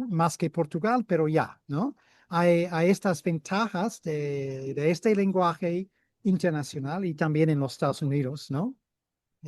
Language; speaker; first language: Spanish; non-native, fluent; English